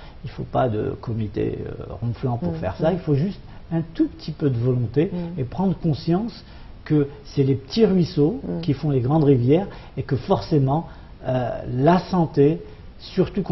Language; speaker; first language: French; non-native, local second language; Arabic